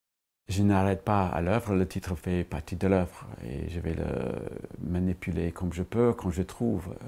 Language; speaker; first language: French; non-native, fluent; English